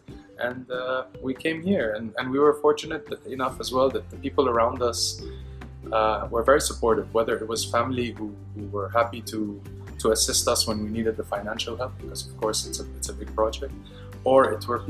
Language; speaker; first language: English; non-native, local second language; Arabic